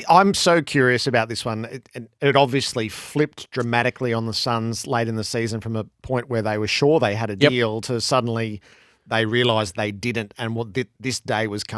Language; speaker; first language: English; native; English